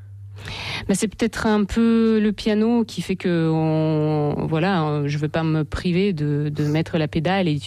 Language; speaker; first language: French; non-native, fluent; Russian